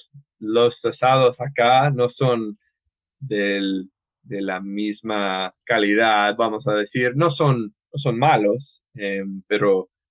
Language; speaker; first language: Spanish; non-native, fluent; English